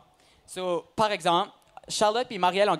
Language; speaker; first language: French; native; French